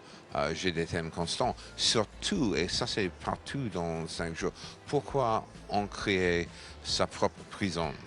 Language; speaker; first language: French; non-native, fluent; English